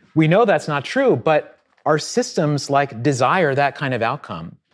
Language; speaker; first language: English; native; English